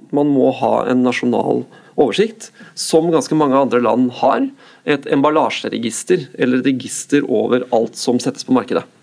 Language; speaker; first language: Norwegian; native; Norwegian